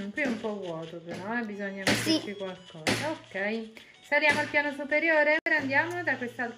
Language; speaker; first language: Italian; native; Italian